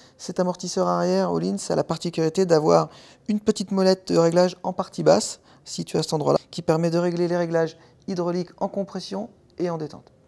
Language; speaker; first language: French; native; French